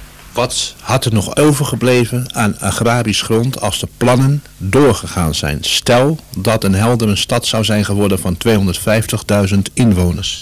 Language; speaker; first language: Dutch; native; Dutch